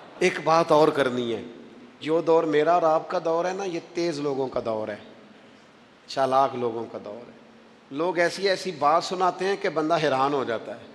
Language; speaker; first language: Urdu; non-native, local second language; Punjabi